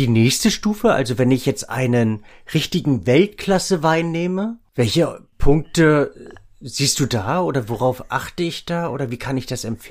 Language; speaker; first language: German; native; German